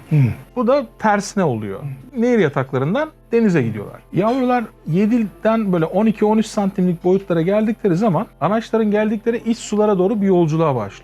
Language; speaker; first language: Turkish; native; Turkish